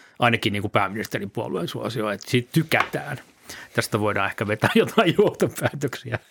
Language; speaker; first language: Finnish; native; Finnish